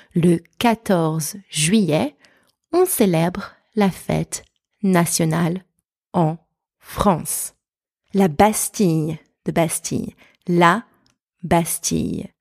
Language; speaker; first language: French; native; French